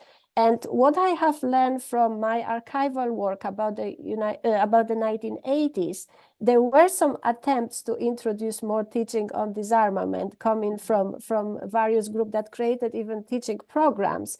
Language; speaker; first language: English; non-native, fluent; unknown